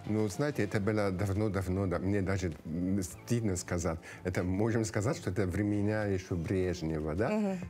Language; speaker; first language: Russian; non-native, fluent; Italian